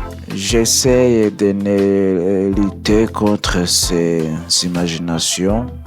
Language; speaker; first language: French; non-native, learner; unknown